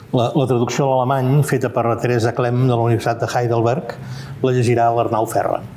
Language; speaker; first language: Catalan; native; Catalan